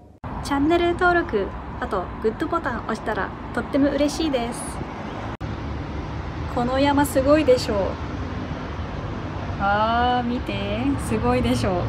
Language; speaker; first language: Japanese; non-native, fluent; Arabic